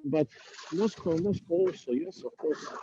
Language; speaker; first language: English; non-native, learner; Russian